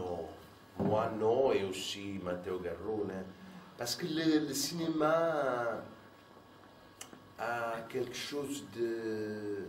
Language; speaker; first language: French; non-native, fluent; Italian